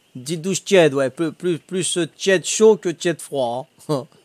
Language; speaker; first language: French; native; French